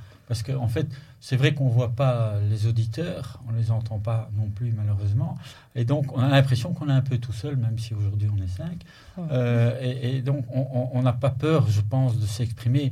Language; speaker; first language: French; native; French